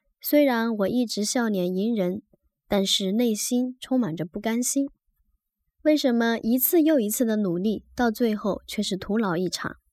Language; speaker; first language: Chinese; native; Chinese